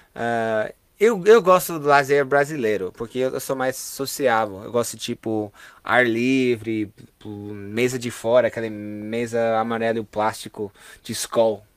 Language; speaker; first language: Portuguese; non-native, fluent; English